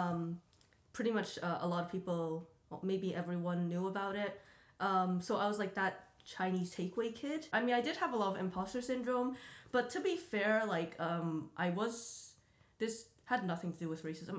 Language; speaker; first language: English; native; English